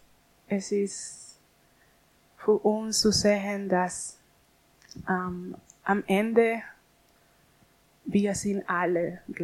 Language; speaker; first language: German; non-native, learner; Spanish